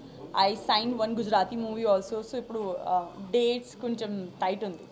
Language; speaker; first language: Telugu; non-native, learner; Gujarati